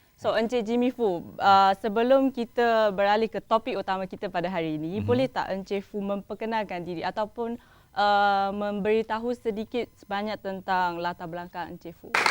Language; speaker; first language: Malay; non-native, local second language; Chinese